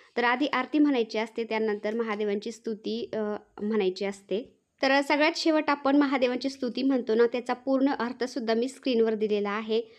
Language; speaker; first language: Marathi; native; Marathi